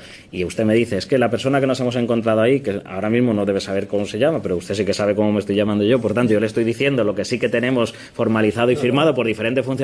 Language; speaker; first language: Spanish; native; Spanish